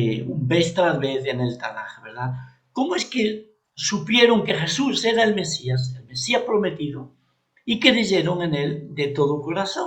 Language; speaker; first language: Spanish; native; Spanish